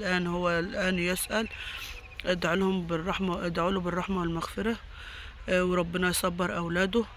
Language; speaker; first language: Arabic; native; Arabic